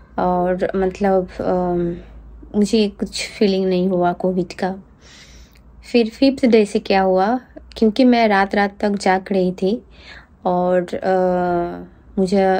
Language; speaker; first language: Hindi; non-native, local second language; Bangla